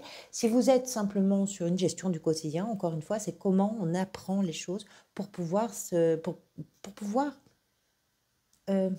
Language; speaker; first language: French; native; French